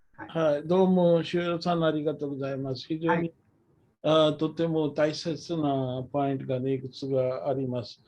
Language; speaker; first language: Japanese; non-native, fluent; Urdu